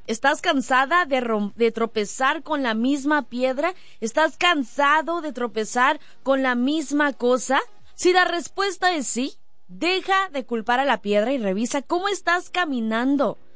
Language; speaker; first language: Spanish; early bilingual, heritage; Spanish